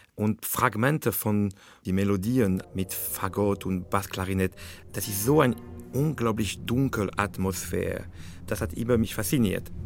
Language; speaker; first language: German; non-native, fluent; French